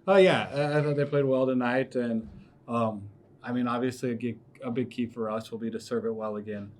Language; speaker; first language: English; native; English